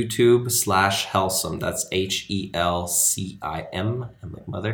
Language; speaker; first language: English; early bilingual, other home language; French